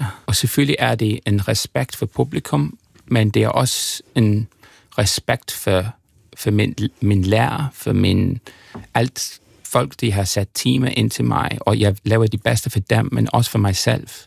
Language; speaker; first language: Danish; non-native, fluent; English